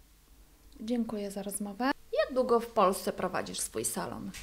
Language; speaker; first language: Polish; native; Polish